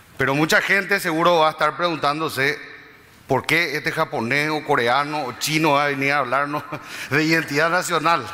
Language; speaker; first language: Spanish; native; Spanish